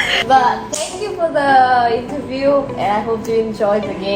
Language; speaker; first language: English; non-native, fluent; Vietnamese